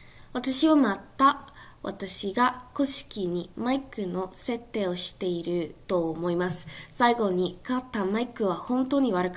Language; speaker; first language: Japanese; non-native, learner; English